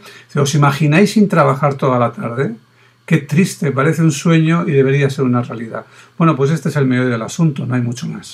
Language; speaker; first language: Spanish; native; Spanish